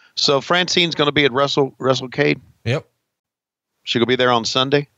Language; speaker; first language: English; native; English